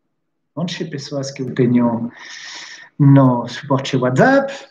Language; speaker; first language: Portuguese; non-native, fluent; French